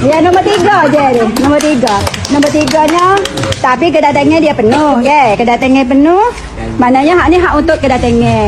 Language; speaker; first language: Malay; native; Malay